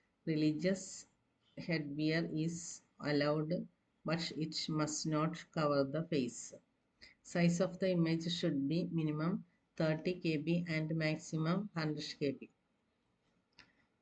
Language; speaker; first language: English; non-native, local second language; Malayalam